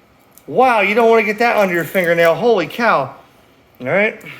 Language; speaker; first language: English; native; English